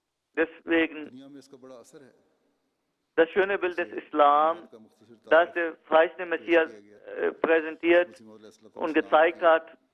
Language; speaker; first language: German; non-native, fluent; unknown